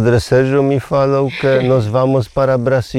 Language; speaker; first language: Portuguese; non-native, learner; Polish